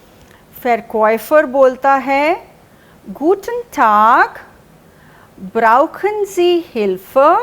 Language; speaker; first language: German; non-native, fluent; Hindi